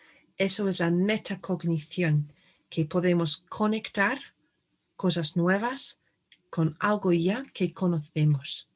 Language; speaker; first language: Spanish; non-native, fluent; English